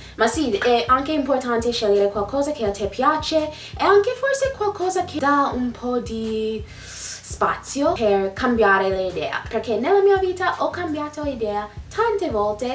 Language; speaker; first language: Italian; non-native, fluent; English